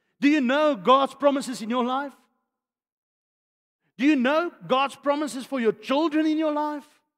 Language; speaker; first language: English; non-native, local second language; Afrikaans